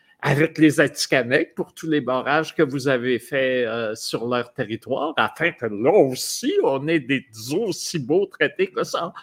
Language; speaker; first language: French; native; French